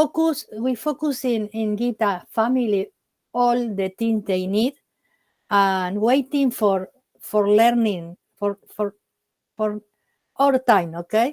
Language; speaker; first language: English; non-native, learner; Spanish